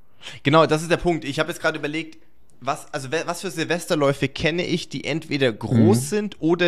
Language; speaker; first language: German; native; German